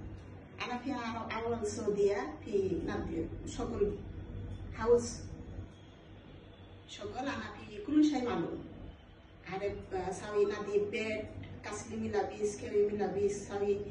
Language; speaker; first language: Arabic; non-native, learner; Bangla